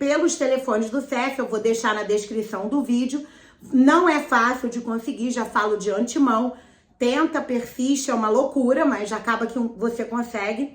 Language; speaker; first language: Portuguese; native; Portuguese